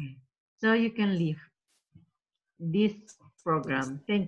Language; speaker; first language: English; non-native, learner; Indonesian